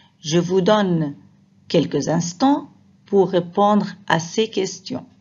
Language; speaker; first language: French; non-native, fluent; Arabic